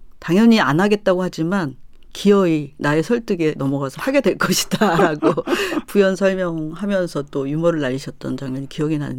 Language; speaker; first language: Korean; native; Korean